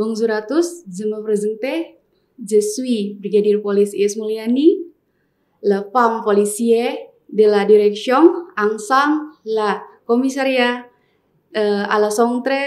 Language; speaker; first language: French; non-native, learner; Indonesian